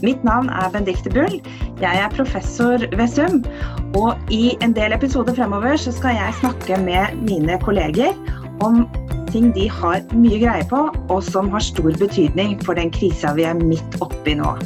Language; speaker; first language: Norwegian; native; Norwegian